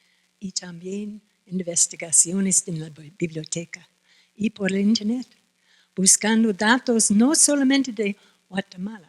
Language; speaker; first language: Spanish; non-native, fluent; English